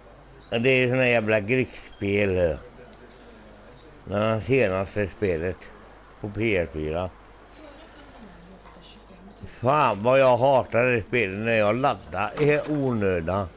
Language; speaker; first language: Swedish; non-native, local second language; Finnish